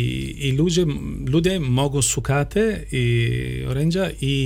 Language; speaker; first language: Ukrainian; non-native, learner; Italian